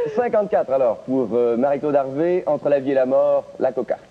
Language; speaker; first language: French; native; French